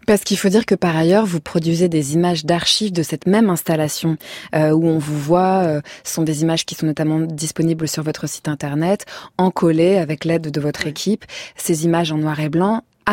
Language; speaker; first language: French; native; French